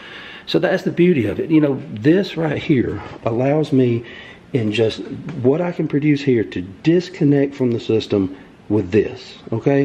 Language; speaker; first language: English; native; English